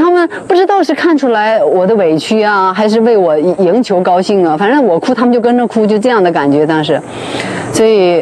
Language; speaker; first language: Chinese; native; Chinese